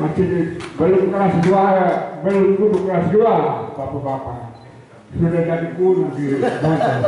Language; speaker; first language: Indonesian; non-native, local second language; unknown